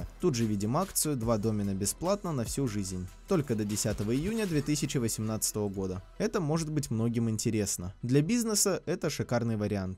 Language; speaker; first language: Russian; native; Russian